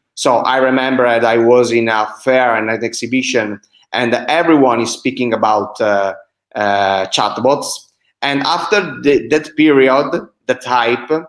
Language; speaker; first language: English; non-native, fluent; Italian